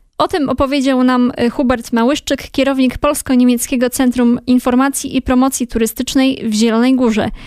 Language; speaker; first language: Polish; native; Polish